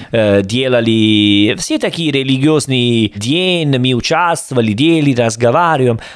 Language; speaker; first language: Russian; non-native, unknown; Italian